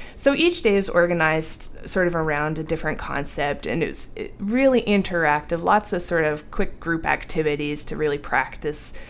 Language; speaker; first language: English; native; English